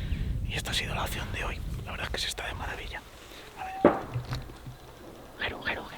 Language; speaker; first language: Spanish; native; Spanish